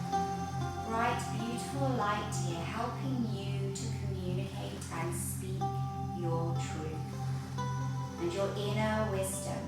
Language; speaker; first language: English; native; English